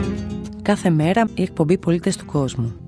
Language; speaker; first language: Greek; native; Greek